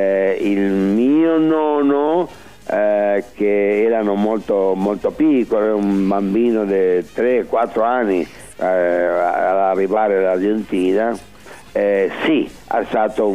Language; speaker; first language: Italian; early bilingual, heritage; Spanish